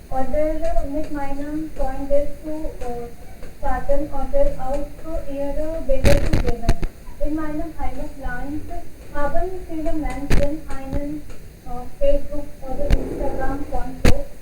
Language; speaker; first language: German; non-native, learner; Hindi